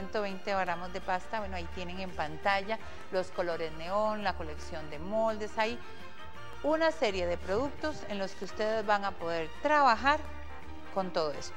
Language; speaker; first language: Spanish; native; Spanish